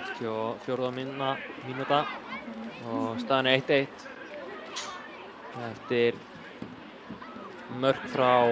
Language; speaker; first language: Icelandic; native; Icelandic